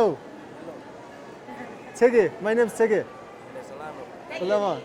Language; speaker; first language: English; non-native, learner; Mongolian